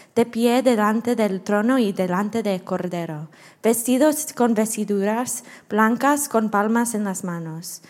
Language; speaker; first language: Spanish; non-native, learner; English